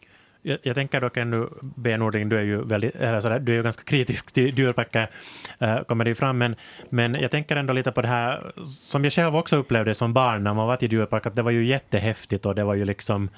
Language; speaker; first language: Swedish; native; Swedish